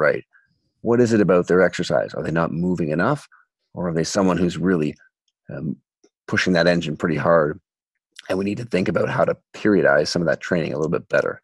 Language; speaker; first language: English; native; English